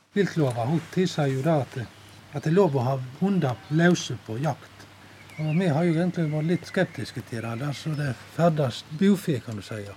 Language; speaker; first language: Norwegian; native; Norwegian